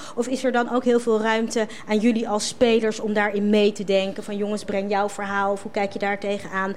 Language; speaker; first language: Dutch; native; Dutch